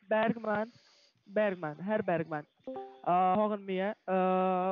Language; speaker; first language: German; non-native, learner; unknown